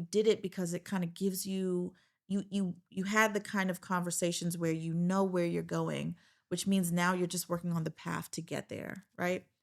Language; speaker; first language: English; native; English